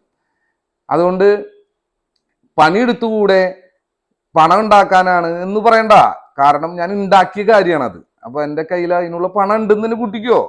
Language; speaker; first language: Malayalam; native; Malayalam